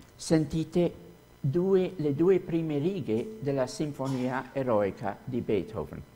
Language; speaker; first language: Italian; non-native, fluent; English